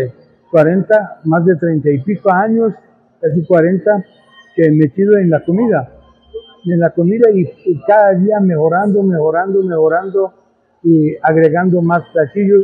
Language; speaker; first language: Spanish; non-native, fluent; Persian